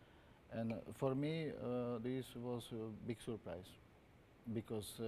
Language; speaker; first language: English; non-native, learner; Slovak